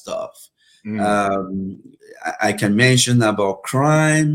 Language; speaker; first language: English; non-native, local second language; Yoruba